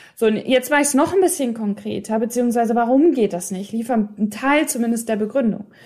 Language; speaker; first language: German; native; German